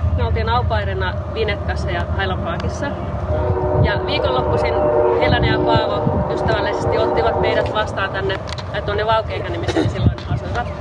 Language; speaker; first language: Finnish; native; Finnish